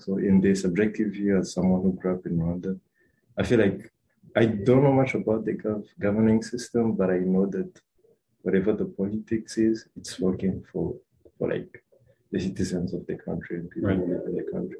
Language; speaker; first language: English; non-native, local second language; Kinyarwanda